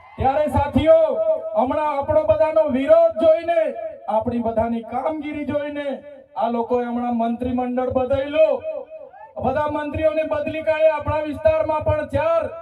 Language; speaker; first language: Gujarati; non-native, local second language; Vasavi